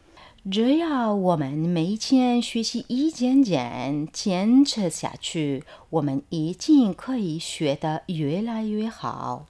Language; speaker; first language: Chinese; non-native, fluent; Arabic